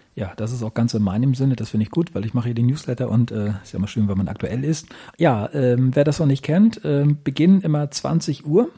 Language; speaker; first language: German; native; German